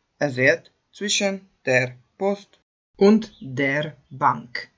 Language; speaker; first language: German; non-native, fluent; Hungarian